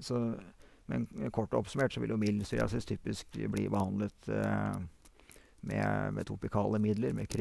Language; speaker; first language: Norwegian; native; Norwegian